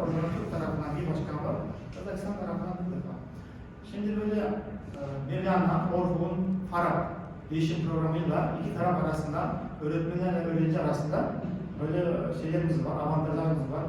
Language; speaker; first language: Turkish; non-native, learner; Kazakh